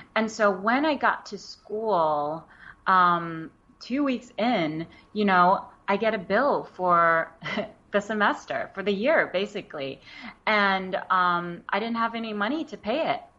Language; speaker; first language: English; early bilingual, other home language; Wu Chinese